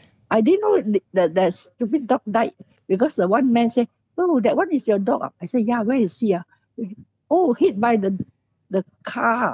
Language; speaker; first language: English; non-native, local second language; Cantonese